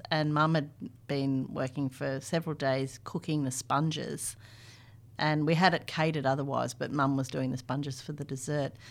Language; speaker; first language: English; native; English